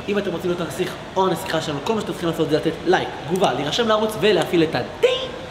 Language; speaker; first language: Hebrew; native; Hebrew